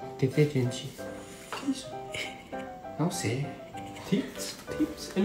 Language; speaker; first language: Portuguese; non-native, learner; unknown